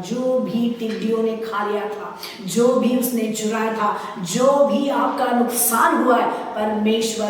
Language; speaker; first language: Hindi; native; Hindi